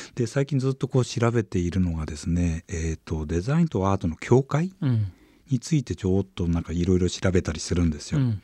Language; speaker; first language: Japanese; native; Japanese